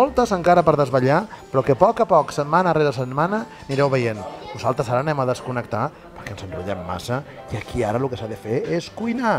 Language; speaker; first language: Catalan; native; Catalan